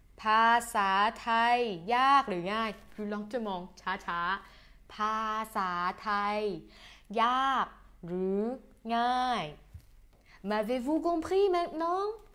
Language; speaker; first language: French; non-native, fluent; Thai